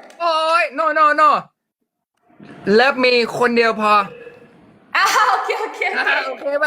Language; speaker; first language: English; non-native, learner; Thai